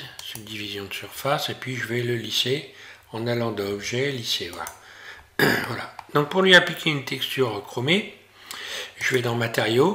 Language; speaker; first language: French; native; French